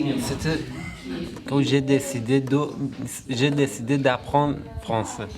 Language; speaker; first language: French; non-native, learner; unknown